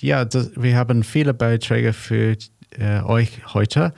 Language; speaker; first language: German; non-native, learner; English